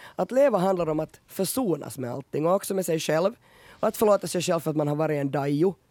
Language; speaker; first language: Swedish; native; Swedish